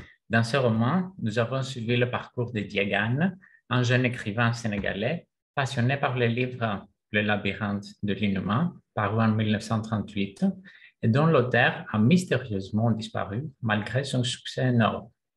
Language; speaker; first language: French; non-native, fluent; Greek